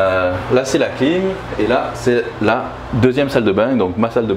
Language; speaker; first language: French; native; French